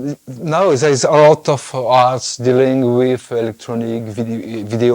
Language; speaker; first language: English; non-native, fluent; French